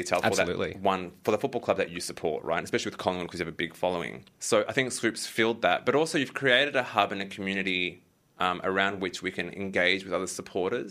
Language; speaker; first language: English; native; English